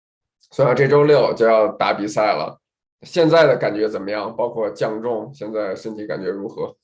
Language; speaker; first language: Chinese; native; Chinese